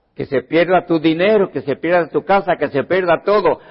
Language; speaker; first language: Spanish; early bilingual, heritage; Spanish